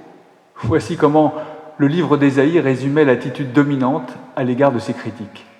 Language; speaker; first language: French; native; French